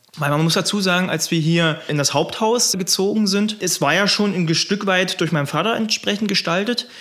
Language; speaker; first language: German; native; German